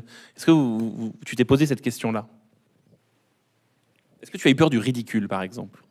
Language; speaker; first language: French; native; French